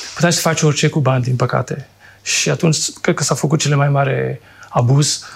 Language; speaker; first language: Romanian; non-native, fluent; French